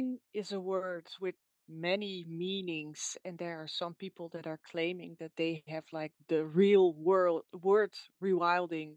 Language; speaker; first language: English; non-native, fluent; Dutch